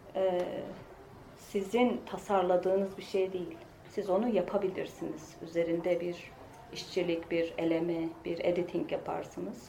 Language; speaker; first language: Turkish; native; Turkish